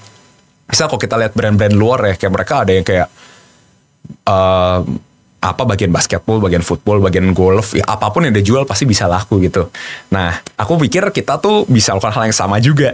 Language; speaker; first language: Indonesian; native; Indonesian